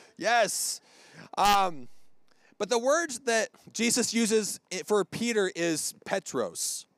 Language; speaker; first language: English; native; English